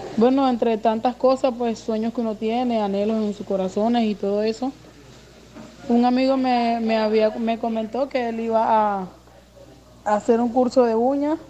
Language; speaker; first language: Spanish; native; Spanish